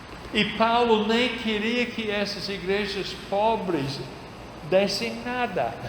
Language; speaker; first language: Portuguese; non-native, fluent; English